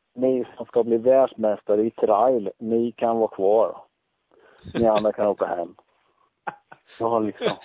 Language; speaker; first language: Swedish; native; Swedish